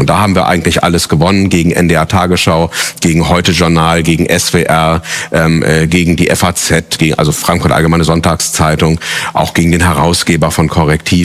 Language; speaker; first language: German; native; German